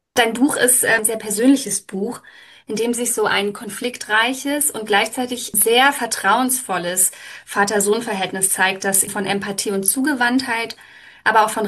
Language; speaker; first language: German; native; German